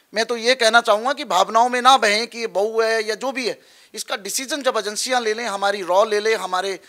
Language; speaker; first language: Hindi; native; Hindi